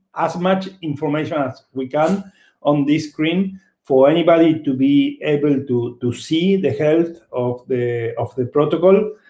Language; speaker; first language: English; non-native, fluent; Spanish